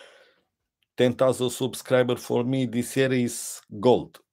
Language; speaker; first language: English; non-native, learner; Romanian